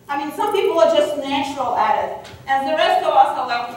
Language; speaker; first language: English; non-native, fluent; Russian